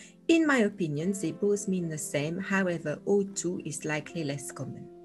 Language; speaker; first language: English; non-native, fluent; French